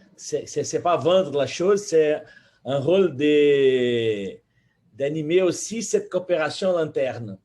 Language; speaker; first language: French; non-native, fluent; Portuguese